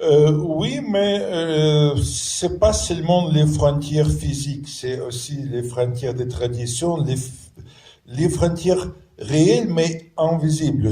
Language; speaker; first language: French; non-native, fluent; Russian